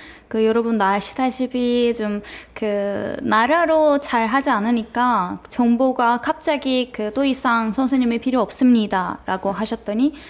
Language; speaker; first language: Korean; non-native, fluent; Turkish